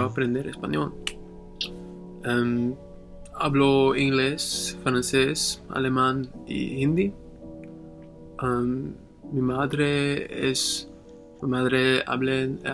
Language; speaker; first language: Spanish; non-native, learner; German